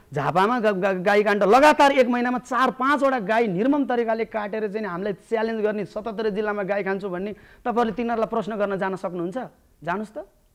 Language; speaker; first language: Nepali; native; Nepali